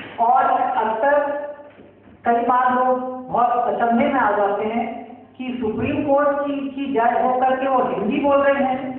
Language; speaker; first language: Hindi; native; Hindi